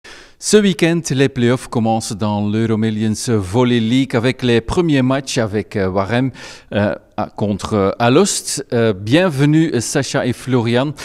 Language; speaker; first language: French; non-native, local second language; Dutch